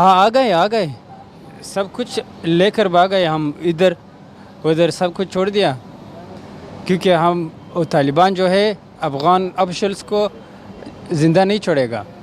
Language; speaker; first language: Hindi; non-native, learner; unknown